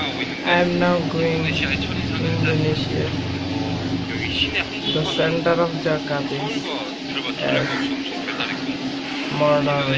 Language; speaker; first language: English; non-native, learner; Bangla